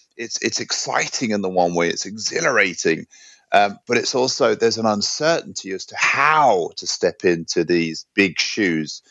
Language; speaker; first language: English; native; English